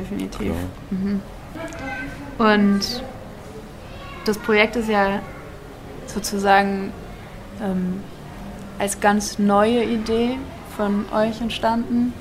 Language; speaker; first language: German; native; German